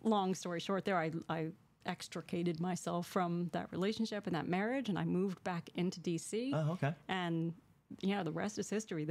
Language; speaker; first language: English; native; English